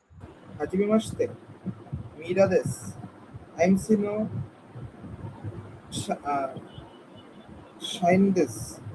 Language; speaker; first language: Japanese; non-native, learner; Bangla